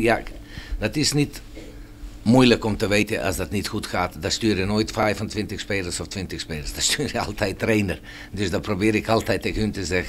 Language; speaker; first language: Dutch; non-native, fluent; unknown